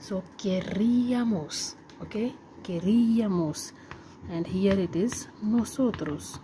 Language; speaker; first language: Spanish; non-native, learner; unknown